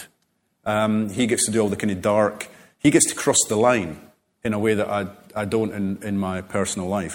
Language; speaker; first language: English; native; English